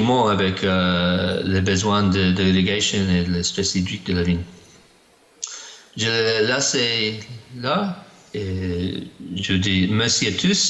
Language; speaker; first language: French; non-native, learner; English